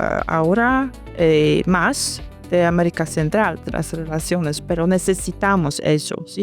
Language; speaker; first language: Spanish; non-native, fluent; Polish